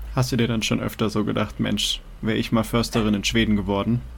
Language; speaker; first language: German; native; German